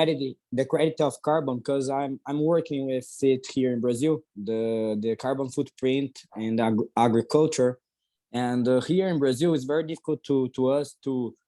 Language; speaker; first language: English; non-native, learner; Portuguese